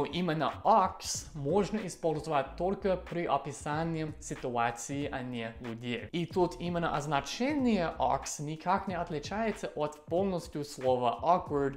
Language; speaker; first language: Russian; non-native, fluent; English